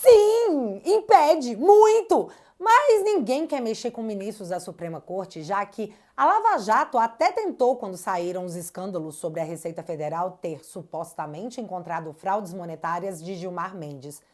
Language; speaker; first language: Portuguese; native; Portuguese